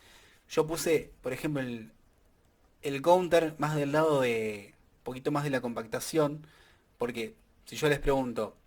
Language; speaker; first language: Spanish; native; Spanish